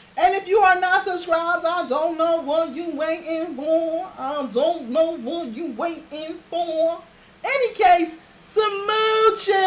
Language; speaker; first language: English; native; English